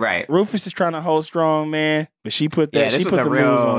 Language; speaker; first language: English; native; English